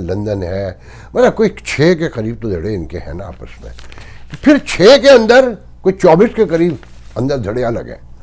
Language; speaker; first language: Urdu; native; Urdu